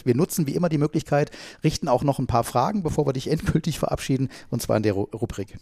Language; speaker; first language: German; native; German